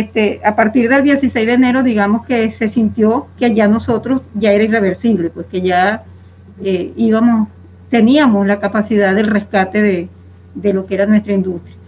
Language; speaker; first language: Spanish; native; Spanish